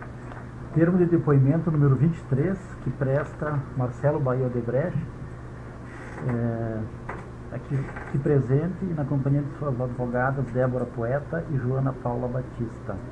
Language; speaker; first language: Portuguese; native; Portuguese